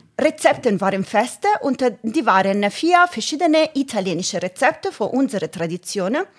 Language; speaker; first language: German; non-native, fluent; Italian